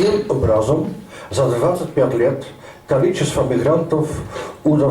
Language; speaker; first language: Russian; non-native, learner; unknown